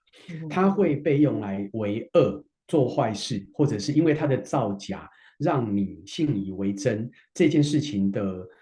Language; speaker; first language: Chinese; native; Chinese